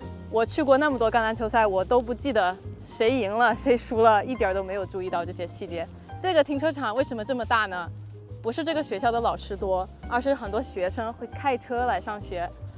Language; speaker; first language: Chinese; non-native, fluent; English